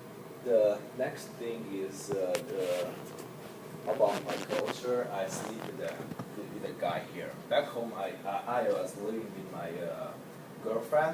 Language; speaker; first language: English; non-native, learner; Hungarian